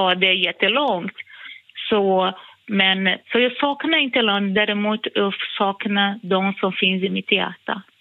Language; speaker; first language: Swedish; non-native, fluent; Portuguese